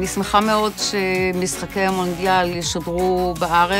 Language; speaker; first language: Hebrew; native; Hebrew